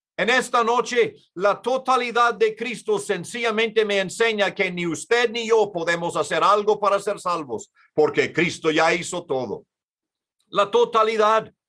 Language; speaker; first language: Spanish; non-native, fluent; English